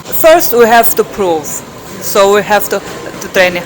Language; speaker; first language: English; non-native, fluent; Greek